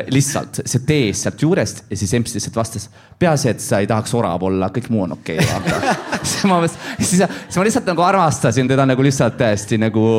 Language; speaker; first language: Estonian; non-native, local second language; Russian